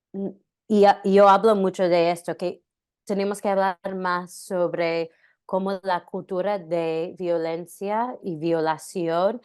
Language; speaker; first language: Spanish; non-native, fluent; English